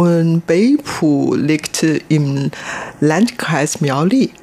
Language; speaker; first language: German; non-native, fluent; Hakka Chinese